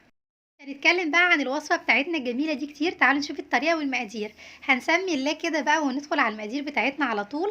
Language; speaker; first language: Arabic; native; Arabic